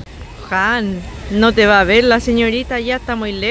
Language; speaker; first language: Spanish; native; Spanish